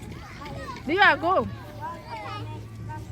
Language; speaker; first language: English; non-native, learner; Haitian Creole